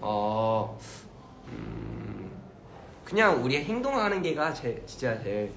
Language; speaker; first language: Korean; early bilingual, heritage; Korean